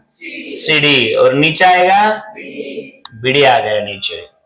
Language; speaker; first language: Hindi; non-native, local second language; Marathi